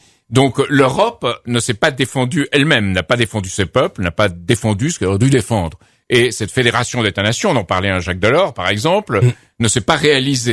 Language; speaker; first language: French; native; French